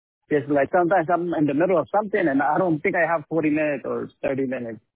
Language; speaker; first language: English; early bilingual, other home language; Spanish